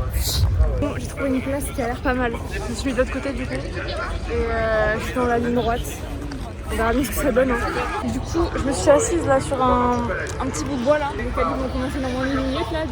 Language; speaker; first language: French; native; French